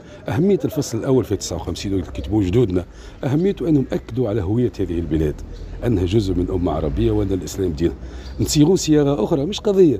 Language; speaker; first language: Arabic; native; Arabic